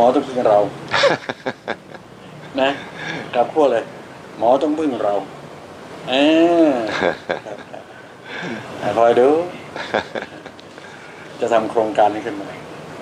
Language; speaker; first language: Thai; native; Thai